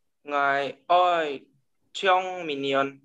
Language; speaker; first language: Chinese; non-native, learner; Indonesian